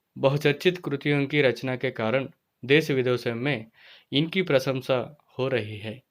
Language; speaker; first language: Hindi; non-native, local second language; Telugu